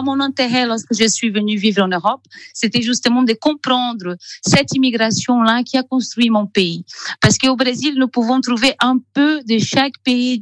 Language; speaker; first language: French; non-native, fluent; Portuguese